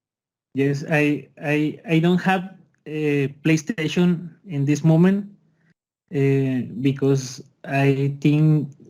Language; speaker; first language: English; non-native, learner; Spanish